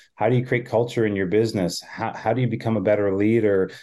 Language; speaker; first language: English; native; English